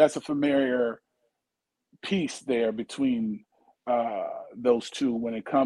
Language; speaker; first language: English; native; English